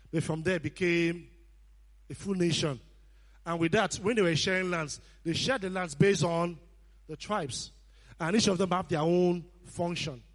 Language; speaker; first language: English; non-native, local second language; Nigerian Pidgin